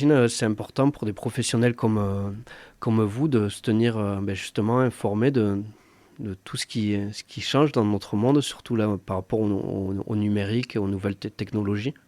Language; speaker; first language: French; native; French